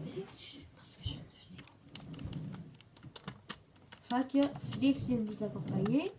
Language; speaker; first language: French; native; French